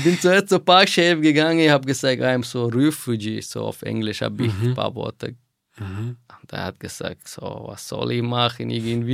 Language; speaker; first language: German; non-native, fluent; Persian